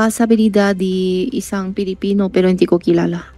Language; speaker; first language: Filipino; non-native, learner; Chinese